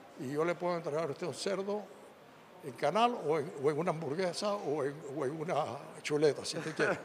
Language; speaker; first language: Spanish; native; Spanish